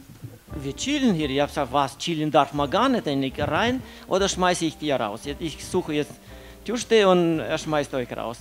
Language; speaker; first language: German; non-native, fluent; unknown